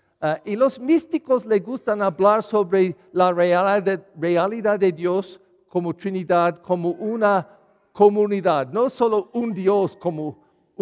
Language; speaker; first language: Spanish; non-native, learner; English